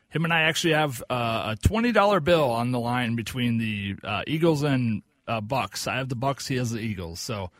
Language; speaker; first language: English; native; English